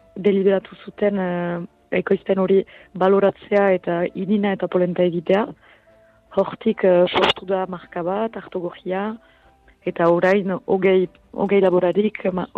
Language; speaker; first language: Basque; native; Basque